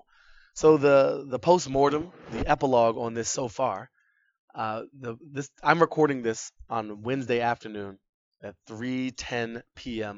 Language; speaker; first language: English; native; English